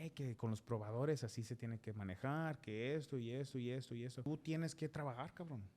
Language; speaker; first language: Spanish; early bilingual, other home language; English